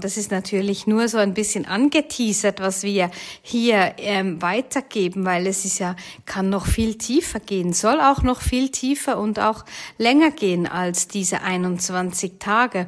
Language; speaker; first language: German; native; German